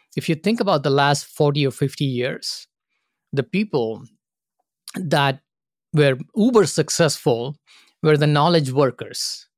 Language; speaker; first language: English; non-native, local second language; Tamil